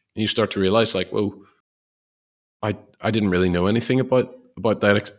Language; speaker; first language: English; native; English